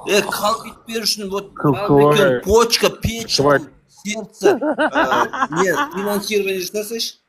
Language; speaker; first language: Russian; non-native, local second language; Kazakh